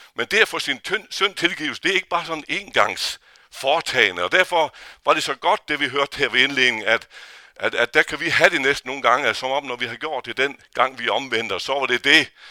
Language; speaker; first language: Danish; native; Danish